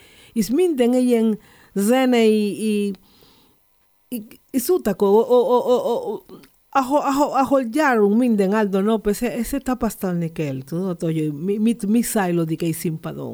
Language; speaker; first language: Hungarian; non-native, learner; Spanish